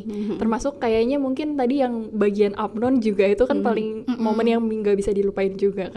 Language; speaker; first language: Indonesian; native; Indonesian